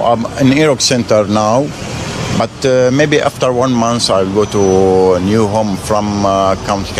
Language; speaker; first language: English; non-native, learner; Arabic